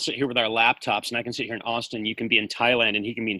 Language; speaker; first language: English; native; English